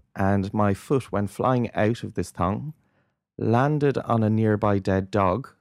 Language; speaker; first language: English; native; English